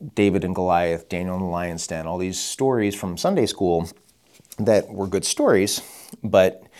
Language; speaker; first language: English; native; English